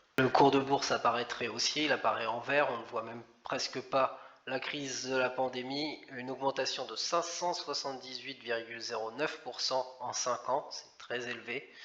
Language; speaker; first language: French; native; French